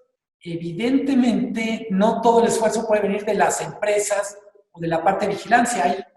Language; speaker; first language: Spanish; native; Spanish